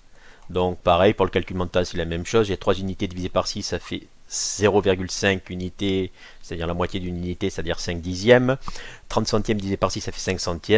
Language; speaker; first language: French; native; French